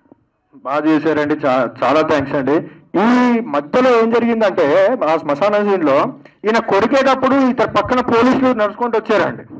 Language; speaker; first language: Telugu; native; Telugu